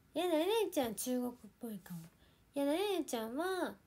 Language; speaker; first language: Japanese; native; Japanese